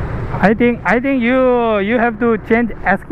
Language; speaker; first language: English; non-native, learner; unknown